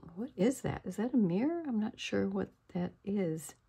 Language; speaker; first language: English; native; English